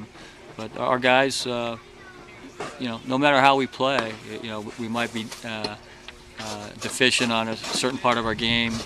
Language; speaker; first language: English; native; English